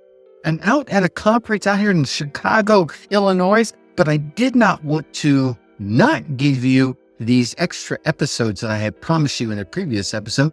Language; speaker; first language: English; native; English